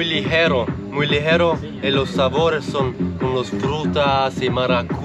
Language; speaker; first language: Spanish; non-native, learner; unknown